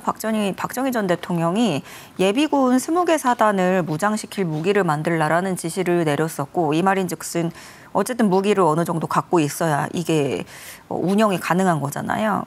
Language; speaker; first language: Korean; native; Korean